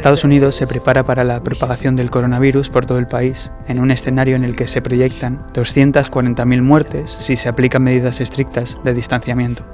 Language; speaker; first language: Spanish; native; Spanish